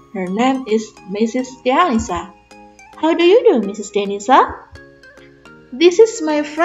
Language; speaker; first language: English; non-native, fluent; Indonesian